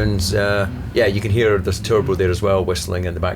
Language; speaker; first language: English; native; English